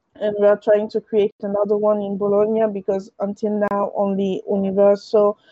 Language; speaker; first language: English; early bilingual, other home language; French